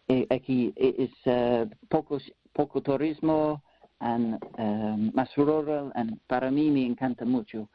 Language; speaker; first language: Spanish; non-native, learner; English